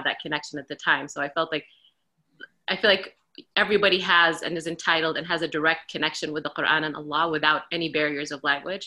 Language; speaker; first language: English; non-native, fluent; Arabic